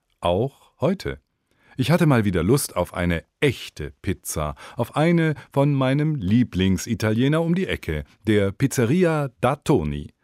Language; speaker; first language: German; native; German